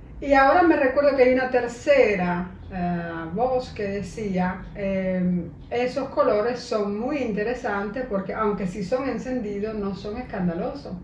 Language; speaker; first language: Spanish; native; Spanish